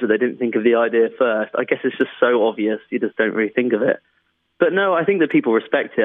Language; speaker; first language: English; native; English